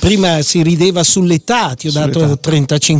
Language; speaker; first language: Italian; native; Italian